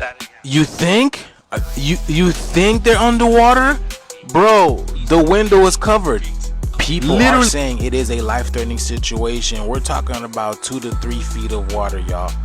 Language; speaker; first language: English; native; English